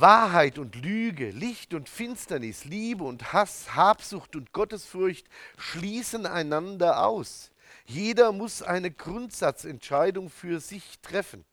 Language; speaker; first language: German; native; German